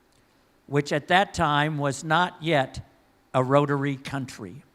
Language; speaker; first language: English; native; English